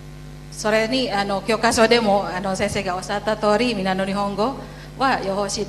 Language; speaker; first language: Japanese; non-native, fluent; Indonesian